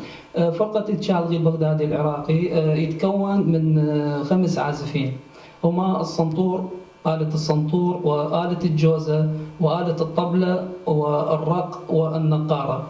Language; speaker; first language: Arabic; native; Arabic